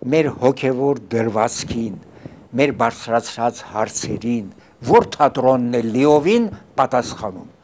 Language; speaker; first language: Armenian; early bilingual, heritage; Armenian